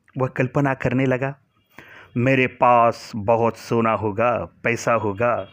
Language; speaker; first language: Hindi; non-native, local second language; Marathi